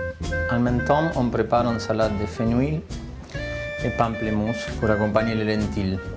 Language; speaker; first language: French; non-native, fluent; Spanish